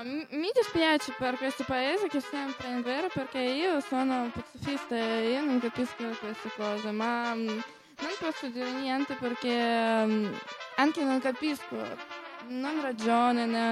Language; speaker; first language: Italian; non-native, learner; Russian